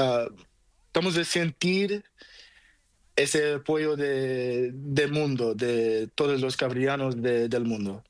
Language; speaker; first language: Spanish; non-native, learner; Portuguese